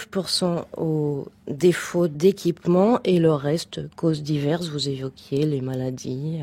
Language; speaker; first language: French; native; French